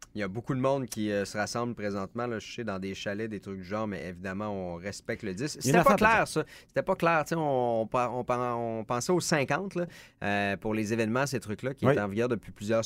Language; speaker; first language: French; native; French